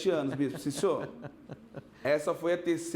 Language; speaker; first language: Portuguese; native; Portuguese